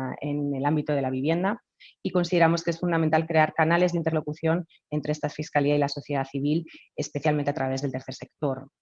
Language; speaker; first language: Spanish; native; Spanish